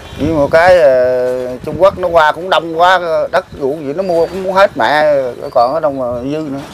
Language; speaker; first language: Vietnamese; early bilingual, heritage; Vietnamese